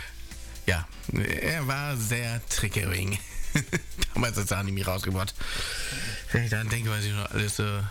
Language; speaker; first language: German; native; German